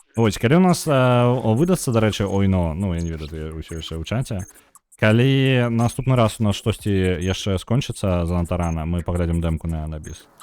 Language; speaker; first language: Belarusian; non-native, local second language; Russian